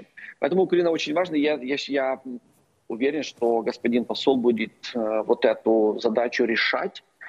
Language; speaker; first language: Russian; non-native, local second language; Ukrainian